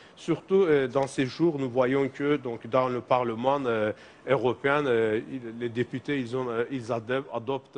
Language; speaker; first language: French; non-native, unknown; Azerbaijani